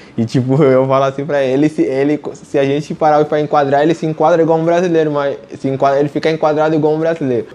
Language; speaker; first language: Portuguese; native; Portuguese